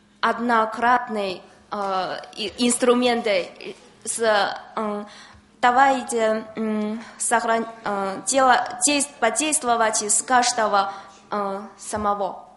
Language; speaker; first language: Russian; non-native, learner; Chinese